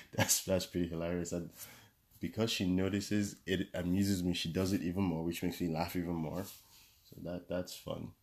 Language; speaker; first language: English; non-native, local second language; Yoruba